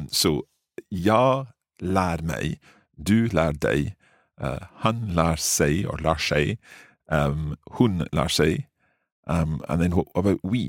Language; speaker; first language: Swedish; non-native, learner; English